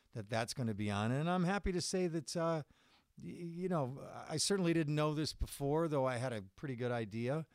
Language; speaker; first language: English; native; English